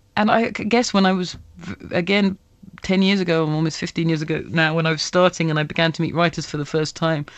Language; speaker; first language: English; native; English